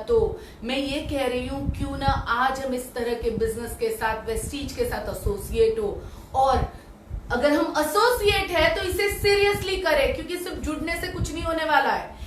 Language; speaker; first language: Hindi; non-native, local second language; Gujarati